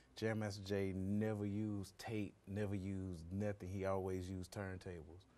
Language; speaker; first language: English; native; English